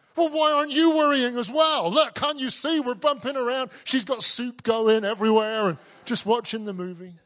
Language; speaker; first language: English; native; English